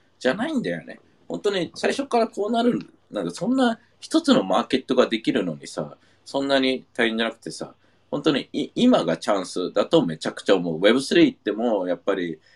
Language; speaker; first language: Japanese; non-native, fluent; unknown